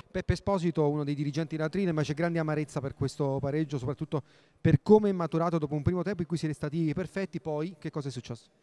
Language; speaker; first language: Italian; native; Italian